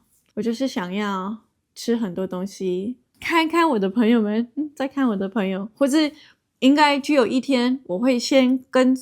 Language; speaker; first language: Chinese; non-native, fluent; English